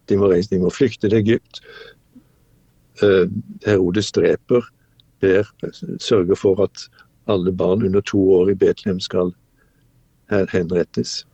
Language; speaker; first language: Norwegian; native; Norwegian